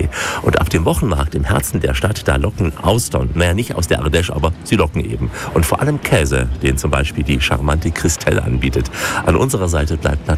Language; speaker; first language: German; native; German